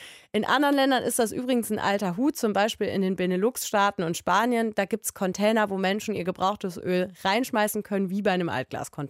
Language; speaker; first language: German; native; German